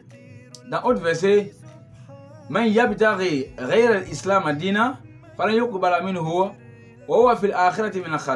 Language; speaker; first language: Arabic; non-native, fluent; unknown